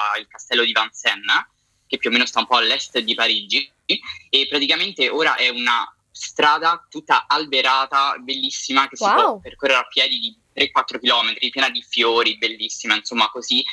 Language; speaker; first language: Italian; native; Italian